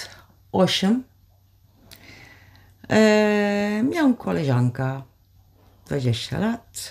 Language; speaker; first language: Polish; early bilingual, heritage; Polish